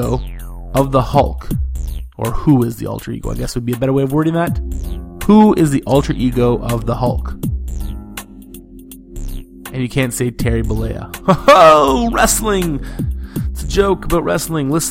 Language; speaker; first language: English; native; English